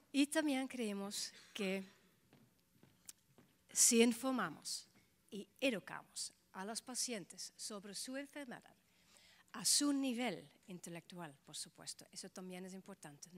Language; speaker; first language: Spanish; non-native, fluent; Dutch